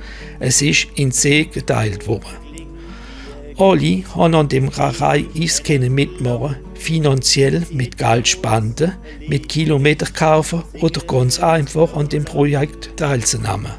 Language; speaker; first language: German; non-native, local second language; French